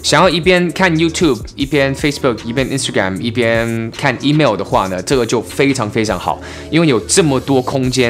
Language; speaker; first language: Chinese; early bilingual, heritage; English